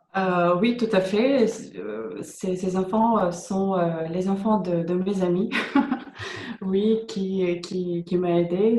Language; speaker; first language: French; non-native, fluent; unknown